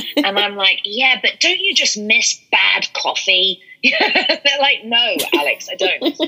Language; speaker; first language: English; native; English